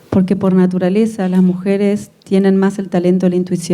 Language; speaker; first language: Spanish; native; Spanish